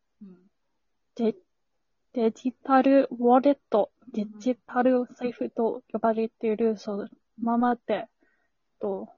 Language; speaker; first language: Japanese; non-native, learner; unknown